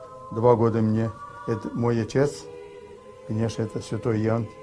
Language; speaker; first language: Russian; early bilingual, heritage; Russian